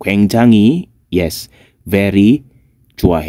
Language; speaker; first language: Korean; non-native, fluent; Filipino